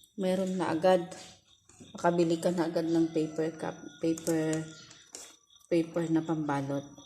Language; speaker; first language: Filipino; non-native, local second language; Iloko